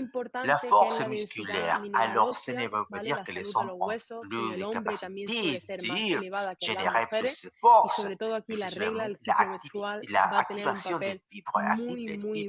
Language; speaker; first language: French; non-native, learner; Spanish